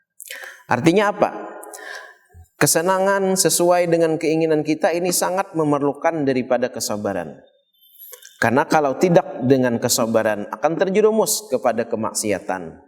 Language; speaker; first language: Indonesian; non-native, local second language; Banjar